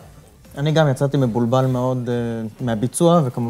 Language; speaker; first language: Hebrew; native; Hebrew